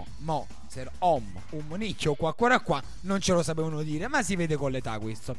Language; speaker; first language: Italian; native; Italian